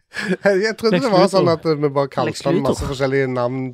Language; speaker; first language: Norwegian; native; Norwegian